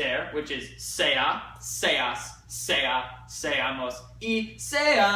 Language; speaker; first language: Spanish; non-native, learner; English